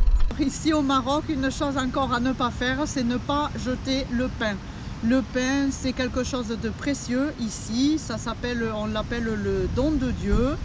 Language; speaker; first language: French; native; French